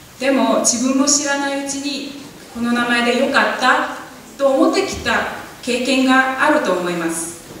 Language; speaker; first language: Japanese; non-native, fluent; Korean